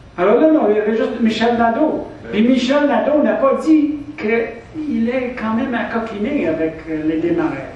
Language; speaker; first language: French; non-native, local second language; English